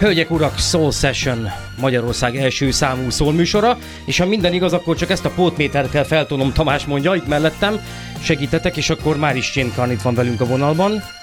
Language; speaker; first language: Hungarian; native; Hungarian